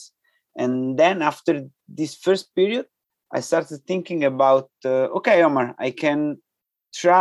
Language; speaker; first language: English; non-native, fluent; Italian